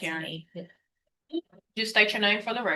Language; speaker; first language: English; native; English